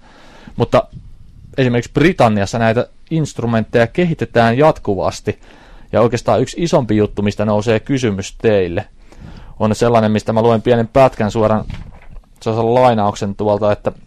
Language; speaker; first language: Finnish; native; Finnish